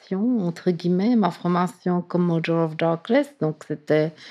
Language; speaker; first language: French; native; French